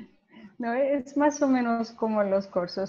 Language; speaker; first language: Spanish; non-native, learner; Italian